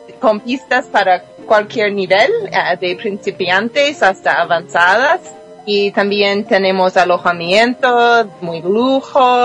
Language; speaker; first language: Spanish; non-native, fluent; English